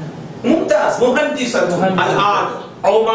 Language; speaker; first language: Arabic; non-native, fluent; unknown